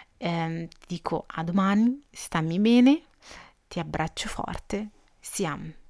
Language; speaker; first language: Italian; early bilingual, other home language; Arabic